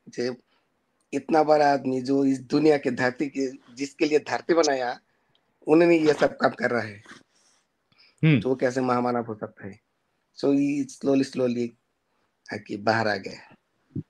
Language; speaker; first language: Hindi; non-native, learner; Bangla